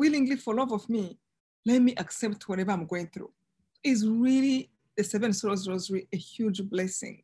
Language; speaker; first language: English; non-native, local second language; Kinyarwanda